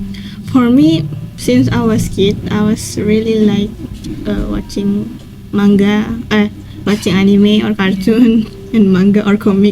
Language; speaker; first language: English; non-native, learner; Indonesian